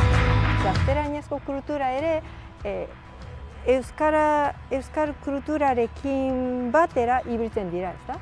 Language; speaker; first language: Basque; non-native, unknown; Japanese